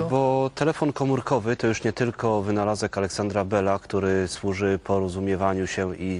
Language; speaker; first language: Polish; native; Polish